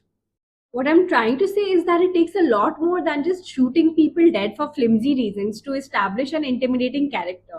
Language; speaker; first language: English; non-native, local second language; Hindi